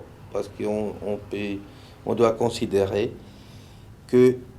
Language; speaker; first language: French; non-native, fluent; Spanish